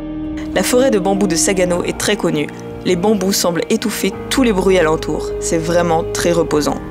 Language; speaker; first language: French; native; French